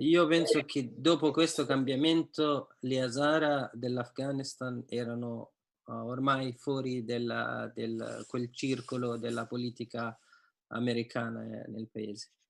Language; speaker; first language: Italian; non-native, fluent; Persian